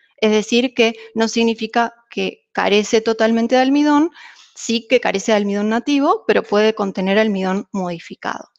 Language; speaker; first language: Spanish; native; Spanish